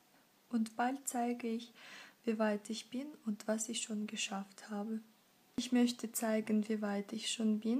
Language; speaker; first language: German; non-native, fluent; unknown